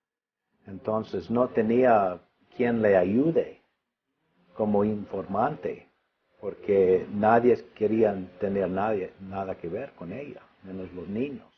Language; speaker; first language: Spanish; early bilingual, other home language; English